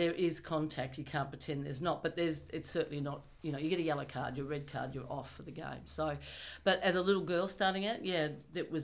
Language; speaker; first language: English; native; English